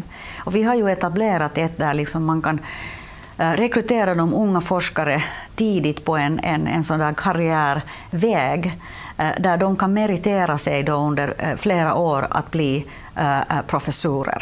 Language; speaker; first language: Swedish; non-native, local second language; Finnish